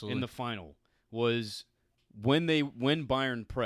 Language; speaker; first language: English; native; English